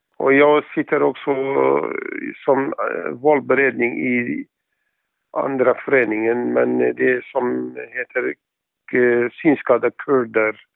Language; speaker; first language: Swedish; non-native, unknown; Arabic